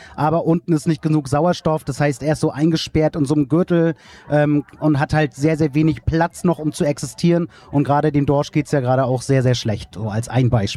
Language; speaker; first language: German; native; German